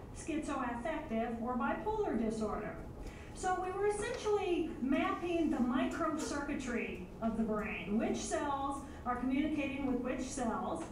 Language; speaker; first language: English; native; English